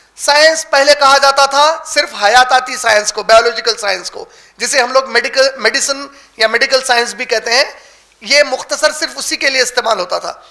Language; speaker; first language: Urdu; native; Urdu